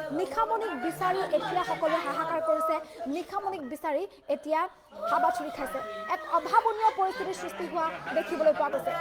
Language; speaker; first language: Assamese; native; Assamese